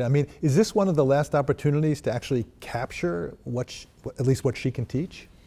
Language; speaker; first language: English; native; English